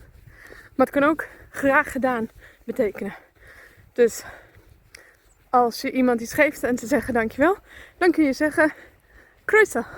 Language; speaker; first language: Dutch; non-native, fluent; Spanish